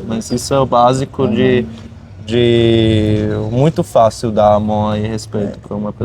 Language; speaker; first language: Portuguese; non-native, fluent; German